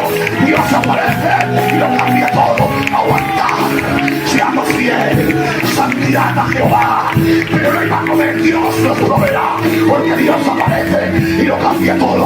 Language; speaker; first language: Spanish; native; Spanish